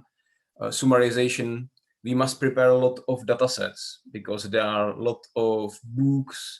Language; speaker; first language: English; non-native, learner; Czech